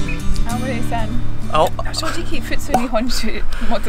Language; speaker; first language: Japanese; non-native, learner; English